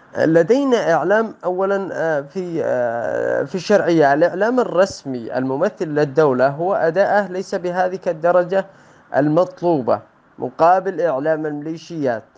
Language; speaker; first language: Arabic; native; Arabic